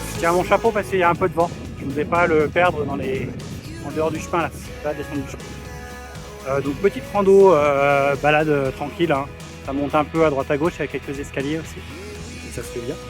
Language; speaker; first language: French; native; French